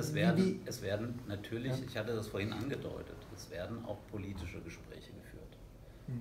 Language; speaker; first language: German; native; German